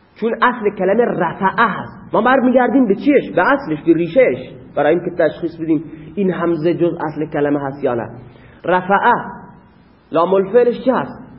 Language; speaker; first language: Persian; non-native, local second language; Baluchi